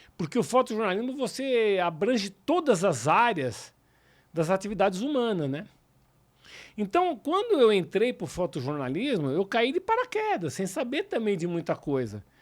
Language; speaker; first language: Portuguese; native; Portuguese